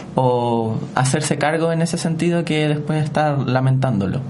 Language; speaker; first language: Spanish; native; Spanish